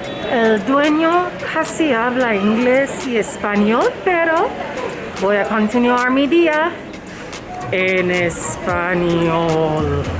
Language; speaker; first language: Spanish; non-native, learner; English